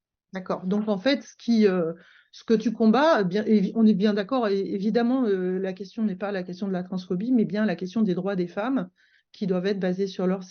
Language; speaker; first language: French; native; French